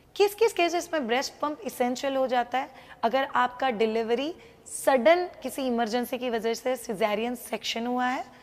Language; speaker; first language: Hindi; non-native, local second language; Marathi